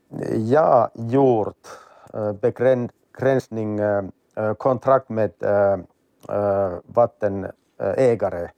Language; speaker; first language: Swedish; non-native, learner; Finnish